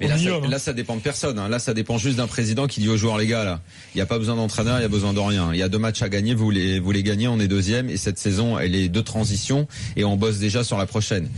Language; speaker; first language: French; native; French